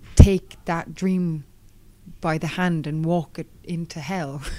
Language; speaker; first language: English; native; English